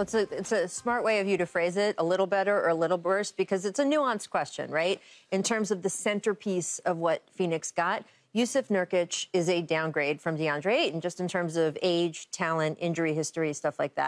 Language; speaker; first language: English; native; English